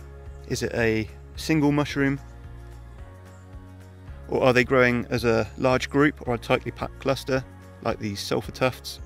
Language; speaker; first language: English; native; English